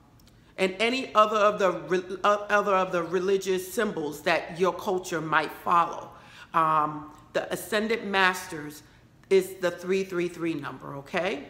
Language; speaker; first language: English; native; English